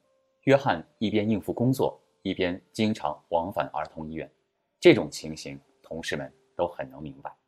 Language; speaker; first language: Chinese; native; Chinese